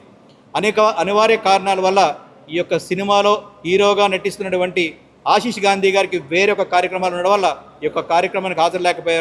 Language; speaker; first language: Telugu; native; Telugu